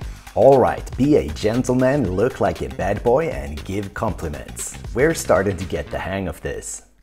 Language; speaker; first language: English; non-native, fluent; Swedish